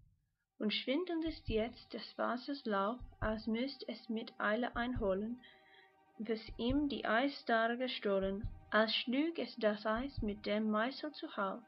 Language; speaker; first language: German; non-native, learner; English